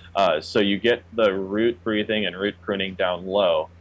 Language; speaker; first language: English; native; English